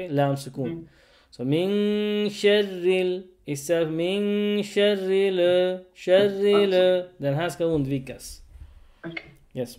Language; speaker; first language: Swedish; non-native, learner; Urdu